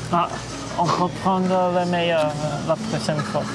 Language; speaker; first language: French; non-native, fluent; Portuguese